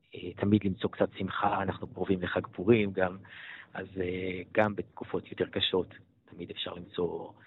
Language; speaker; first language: Hebrew; non-native, fluent; Italian